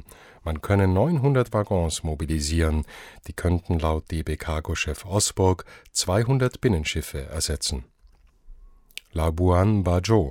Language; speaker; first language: German; native; German